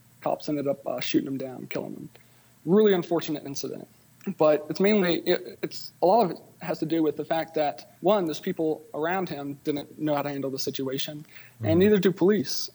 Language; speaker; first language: English; native; English